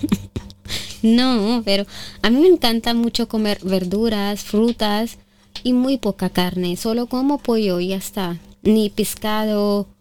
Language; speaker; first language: Spanish; non-native, fluent; Urdu